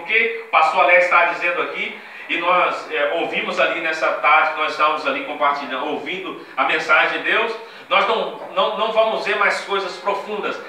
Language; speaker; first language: Portuguese; native; Portuguese